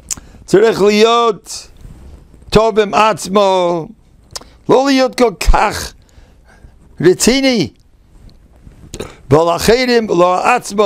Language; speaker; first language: Hebrew; non-native, fluent; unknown